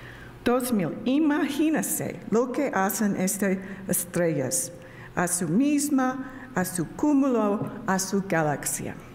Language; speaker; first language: Spanish; non-native, learner; English